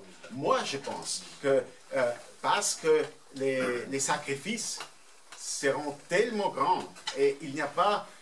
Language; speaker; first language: French; non-native, fluent; German